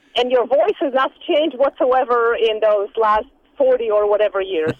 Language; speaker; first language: English; non-native, fluent; Polish